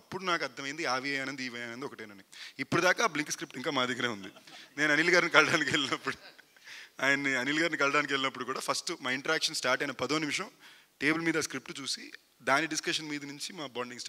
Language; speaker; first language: Telugu; native; Telugu